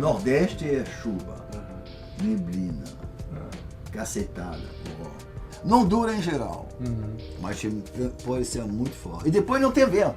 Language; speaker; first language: Portuguese; non-native, fluent; French